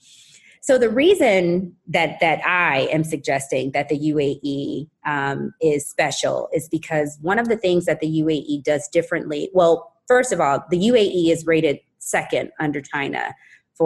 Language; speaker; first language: English; native; English